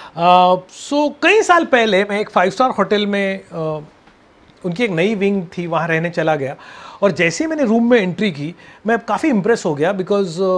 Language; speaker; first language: Hindi; non-native, local second language; Marathi